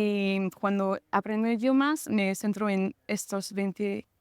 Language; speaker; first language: Spanish; non-native, fluent; French